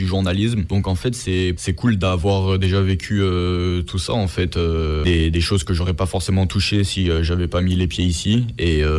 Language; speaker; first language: French; native; French